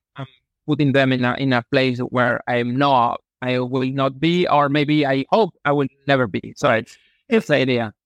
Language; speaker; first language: English; non-native, fluent; Spanish